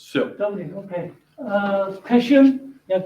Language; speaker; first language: Czech; non-native, learner; Korean